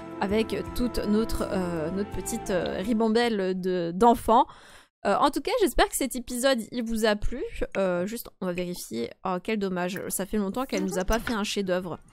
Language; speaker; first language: French; native; French